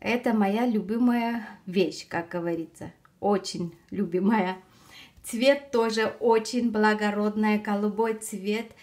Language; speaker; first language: Russian; non-native, fluent; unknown